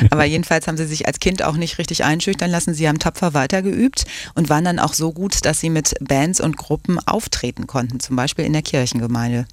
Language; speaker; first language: German; native; German